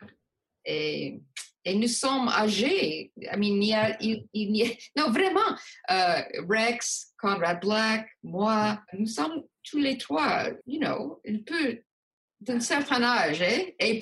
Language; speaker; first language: French; non-native, local second language; English